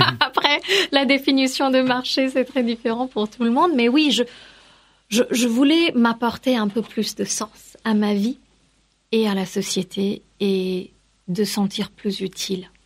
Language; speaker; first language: French; non-native, fluent; Kannada